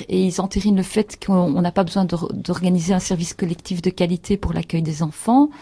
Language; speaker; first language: French; native; French